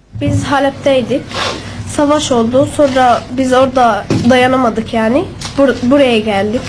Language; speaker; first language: Turkish; early bilingual, other home language; Arabic